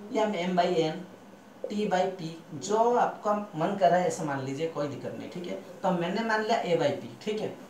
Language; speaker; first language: Hindi; non-native, local second language; Bangla